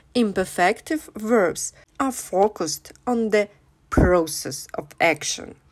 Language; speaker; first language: English; non-native, fluent; Russian